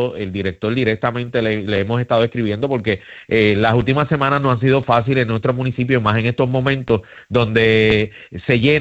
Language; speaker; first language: Spanish; native; Spanish